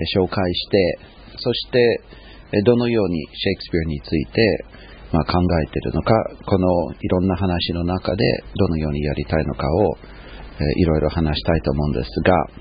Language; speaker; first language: Japanese; non-native, fluent; English